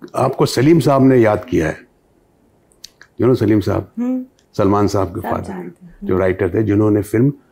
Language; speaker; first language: Hindi; native; Hindi